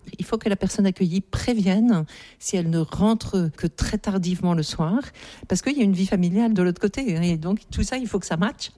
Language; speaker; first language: French; native; French